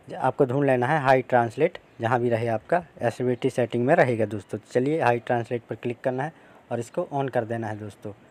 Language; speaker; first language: Hindi; native; Hindi